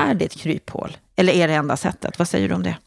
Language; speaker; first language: Swedish; native; Swedish